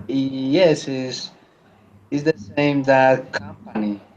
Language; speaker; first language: English; non-native, learner; Spanish